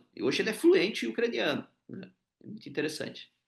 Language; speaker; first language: Portuguese; non-native, local second language; Ukrainian